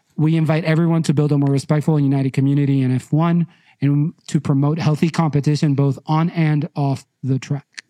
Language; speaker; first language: English; native; English